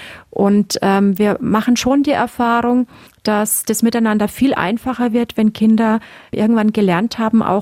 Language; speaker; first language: German; native; German